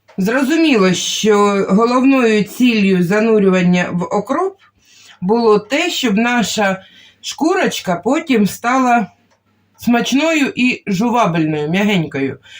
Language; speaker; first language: Ukrainian; non-native, local second language; Russian